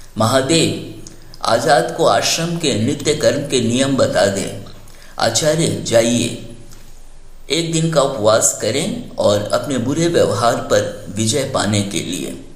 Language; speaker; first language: Hindi; native; Hindi